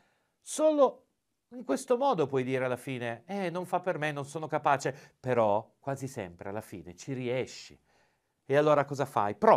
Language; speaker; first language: Italian; native; Italian